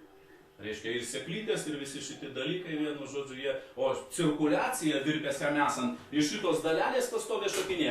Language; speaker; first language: Lithuanian; native; Lithuanian